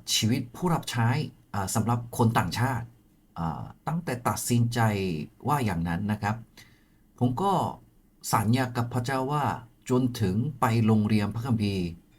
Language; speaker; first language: Thai; non-native, fluent; Korean